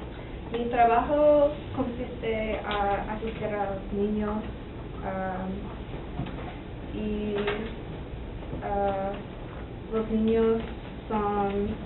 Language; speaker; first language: Spanish; non-native, learner; English